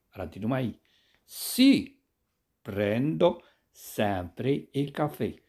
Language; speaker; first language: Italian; non-native, fluent; Arabic